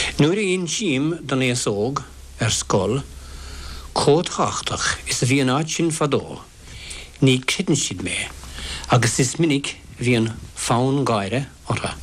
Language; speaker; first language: Irish; native; Irish